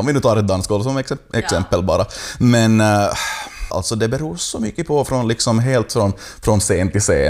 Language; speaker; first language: Swedish; native; Swedish